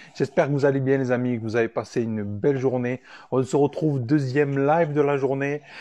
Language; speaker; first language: French; native; French